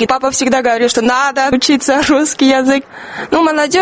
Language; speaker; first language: Russian; non-native, fluent; Georgian